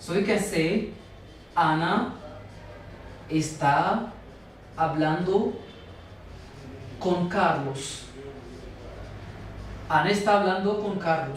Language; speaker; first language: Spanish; non-native, fluent; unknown